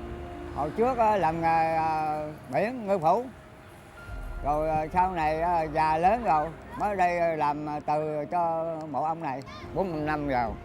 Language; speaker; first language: Vietnamese; native; Vietnamese